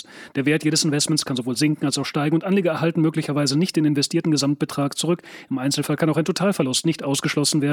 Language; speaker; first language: German; native; German